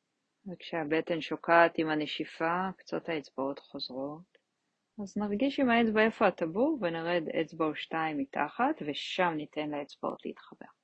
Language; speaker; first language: Hebrew; native; Hebrew